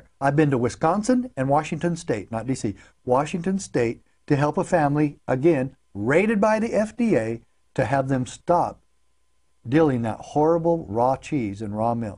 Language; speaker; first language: English; native; English